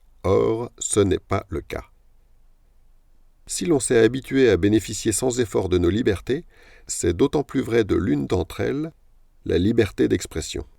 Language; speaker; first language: French; native; French